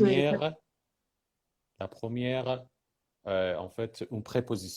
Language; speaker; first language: French; non-native, fluent; Persian